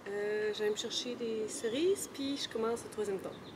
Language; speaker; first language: French; native; French